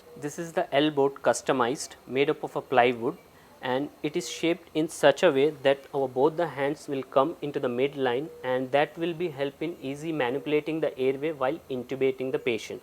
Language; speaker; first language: English; non-native, local second language; Malayalam